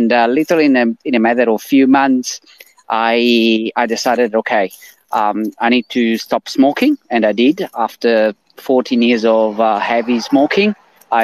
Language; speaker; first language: English; non-native, fluent; Italian